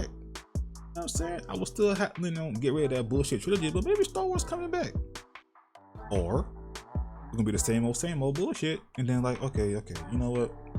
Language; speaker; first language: English; native; English